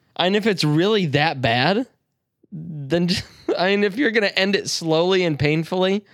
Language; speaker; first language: English; native; English